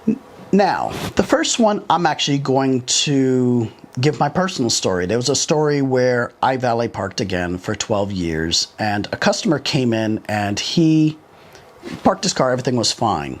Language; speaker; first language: English; native; English